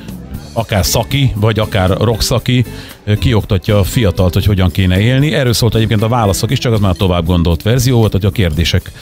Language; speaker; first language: Hungarian; native; Hungarian